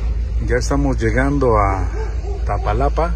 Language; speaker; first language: Spanish; native; Spanish